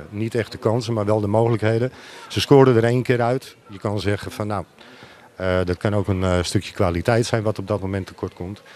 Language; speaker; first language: Dutch; native; Dutch